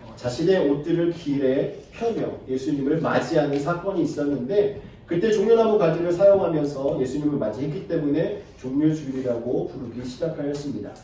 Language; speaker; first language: Korean; native; Korean